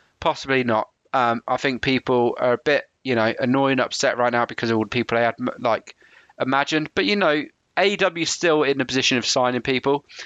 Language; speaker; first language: English; native; English